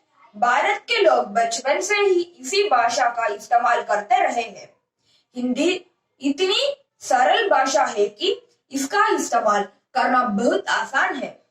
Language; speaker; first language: Hindi; non-native, local second language; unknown